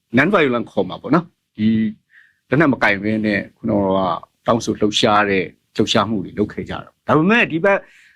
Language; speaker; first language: Burmese; native; Burmese